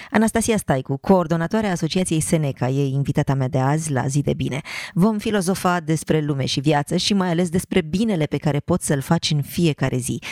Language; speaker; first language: Romanian; native; Romanian